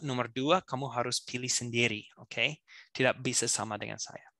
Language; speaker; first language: Indonesian; non-native, fluent; English